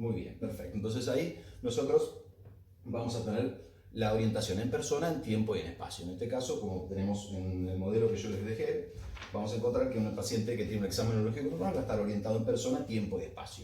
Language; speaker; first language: Spanish; native; Spanish